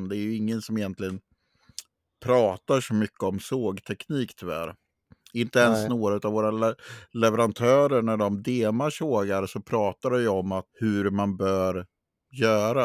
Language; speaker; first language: Swedish; native; Swedish